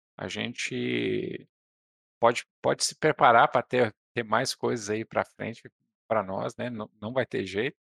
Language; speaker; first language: Portuguese; native; Portuguese